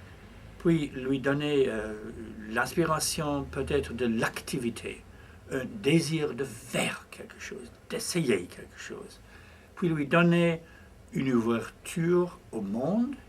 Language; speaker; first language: French; non-native, fluent; English